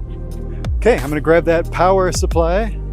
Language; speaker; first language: English; native; English